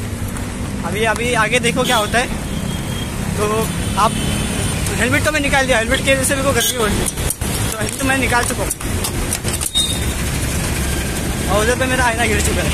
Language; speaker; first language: Hindi; native; Hindi